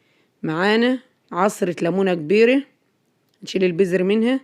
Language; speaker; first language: Arabic; native; Arabic